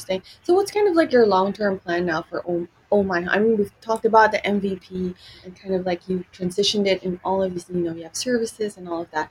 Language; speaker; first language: English; non-native, local second language; Filipino